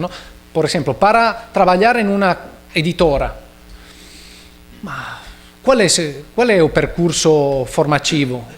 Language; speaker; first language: Portuguese; non-native, learner; Italian